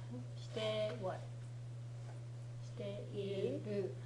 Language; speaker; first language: Japanese; non-native, fluent; English